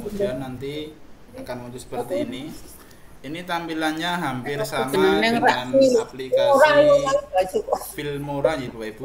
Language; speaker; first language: Indonesian; native; Indonesian